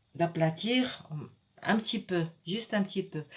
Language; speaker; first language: French; non-native, local second language; Arabic